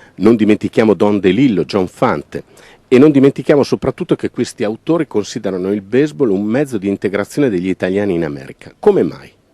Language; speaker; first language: Italian; native; Italian